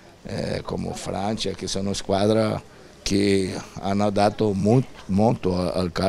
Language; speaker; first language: Italian; non-native, fluent; Portuguese